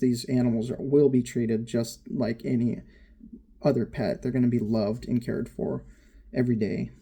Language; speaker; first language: English; native; English